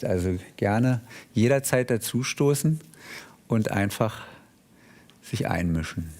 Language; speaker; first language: German; native; German